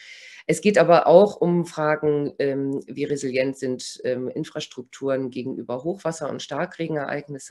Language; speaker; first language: German; native; German